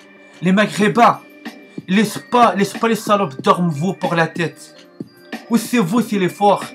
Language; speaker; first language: French; non-native, learner; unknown